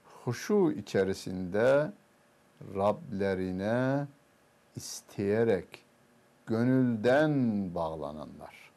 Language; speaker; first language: Turkish; native; Turkish